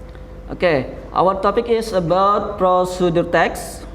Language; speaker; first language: English; non-native, learner; Indonesian